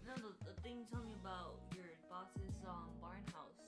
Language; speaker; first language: English; early bilingual, other home language; Spanish